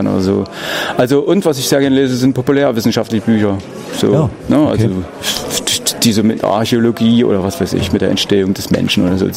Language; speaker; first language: German; native; German